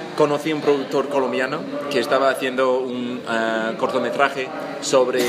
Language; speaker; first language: Spanish; non-native, fluent; English